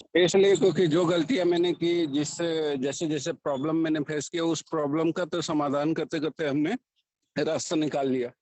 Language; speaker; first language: Hindi; native; Hindi